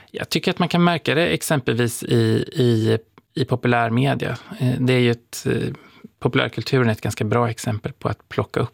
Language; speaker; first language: Swedish; native; Swedish